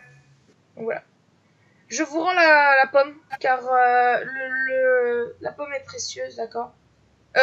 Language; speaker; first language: French; native; French